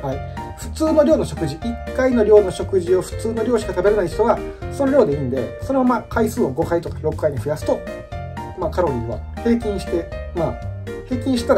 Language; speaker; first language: Japanese; native; Japanese